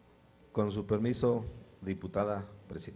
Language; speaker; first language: Spanish; native; Spanish